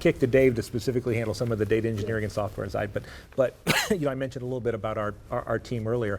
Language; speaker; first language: English; native; English